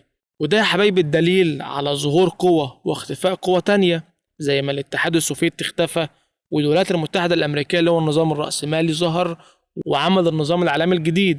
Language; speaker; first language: Arabic; native; Arabic